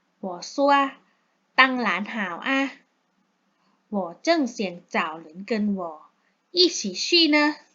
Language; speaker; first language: Chinese; non-native, learner; Thai